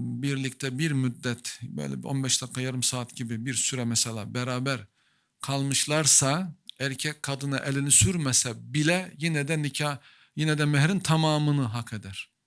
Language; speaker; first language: Turkish; native; Turkish